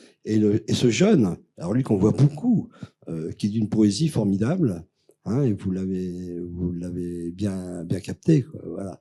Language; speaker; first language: French; native; French